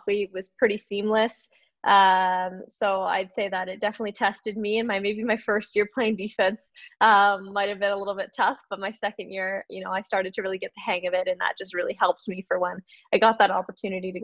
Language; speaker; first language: English; native; English